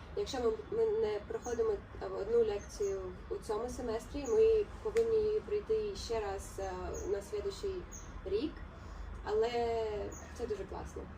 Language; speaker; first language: Ukrainian; non-native, local second language; Russian